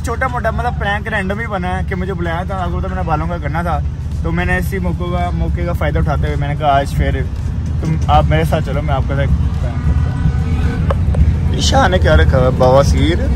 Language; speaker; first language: Urdu; non-native, local second language; Punjabi